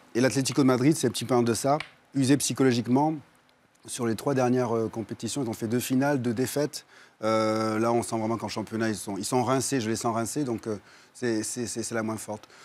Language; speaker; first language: French; native; French